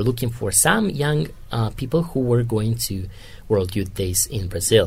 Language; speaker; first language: English; non-native, fluent; Kazakh